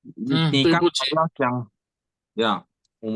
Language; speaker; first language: Chinese; non-native, learner; Indonesian